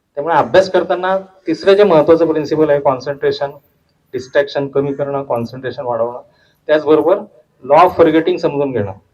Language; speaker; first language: Marathi; non-native, local second language; Hindi